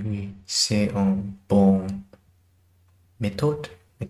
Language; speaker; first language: French; non-native, learner; German